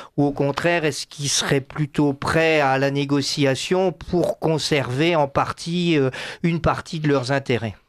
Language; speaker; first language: French; native; French